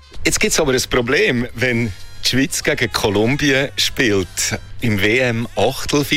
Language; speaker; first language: German; native; German